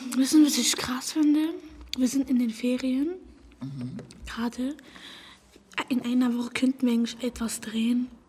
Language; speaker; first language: German; early bilingual, other home language; Turkish